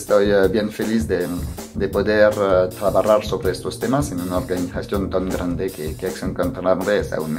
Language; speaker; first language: Spanish; non-native, fluent; French